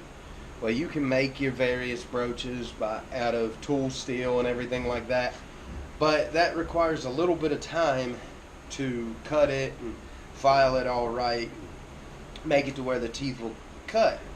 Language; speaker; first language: English; native; English